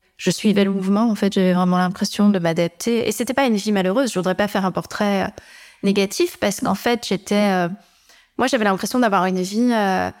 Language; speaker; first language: French; native; French